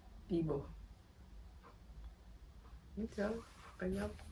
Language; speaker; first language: Korean; non-native, learner; Russian